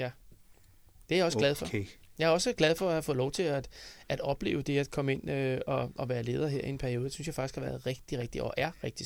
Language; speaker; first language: Danish; native; Danish